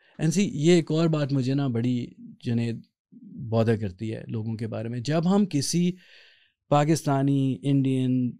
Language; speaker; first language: Urdu; native; Urdu